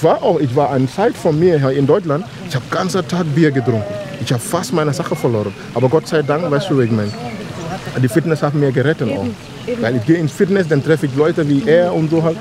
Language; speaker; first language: German; non-native, learner; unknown